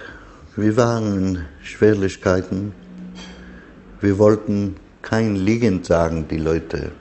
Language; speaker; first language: German; non-native, fluent; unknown